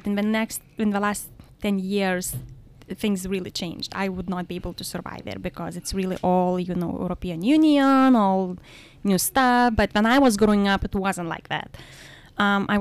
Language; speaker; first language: English; non-native, fluent; Lithuanian